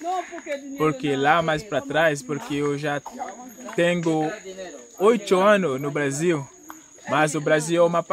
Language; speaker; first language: Portuguese; non-native, learner; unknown